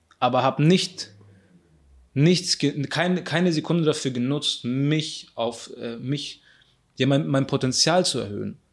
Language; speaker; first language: German; early bilingual, other home language; Arabic